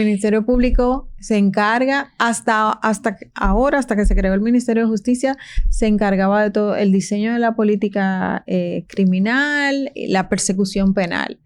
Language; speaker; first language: Spanish; native; Spanish